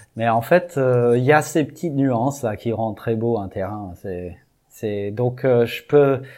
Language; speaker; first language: French; non-native, fluent; English